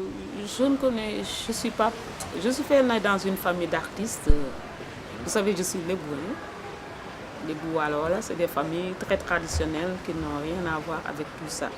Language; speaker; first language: French; non-native, local second language; Wolof